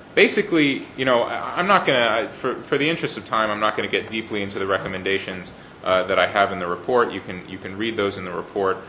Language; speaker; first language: English; native; English